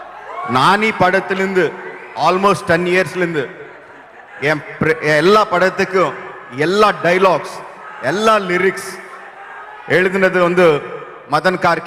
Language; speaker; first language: Tamil; non-native, local second language; Telugu